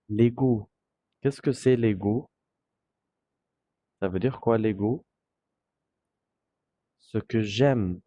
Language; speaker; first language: French; non-native, fluent; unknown